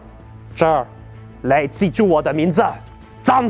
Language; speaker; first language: Chinese; non-native, learner; French